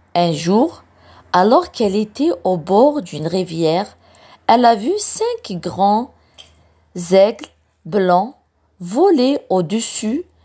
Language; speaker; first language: French; non-native, local second language; Arabic